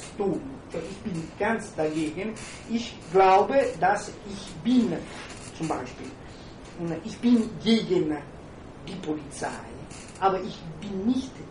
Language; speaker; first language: German; non-native, fluent; Italian